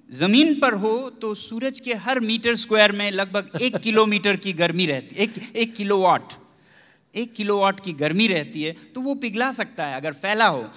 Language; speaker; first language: Hindi; non-native, local second language; Ladakhi